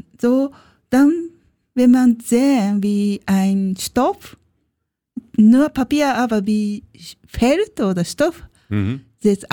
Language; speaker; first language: German; non-native, learner; Japanese